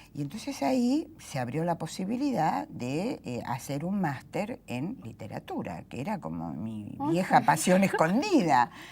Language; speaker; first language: Spanish; native; Spanish